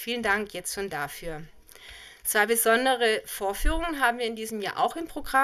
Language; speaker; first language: German; native; German